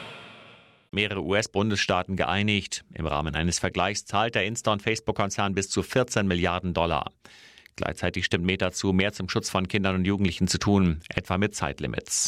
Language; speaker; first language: German; native; German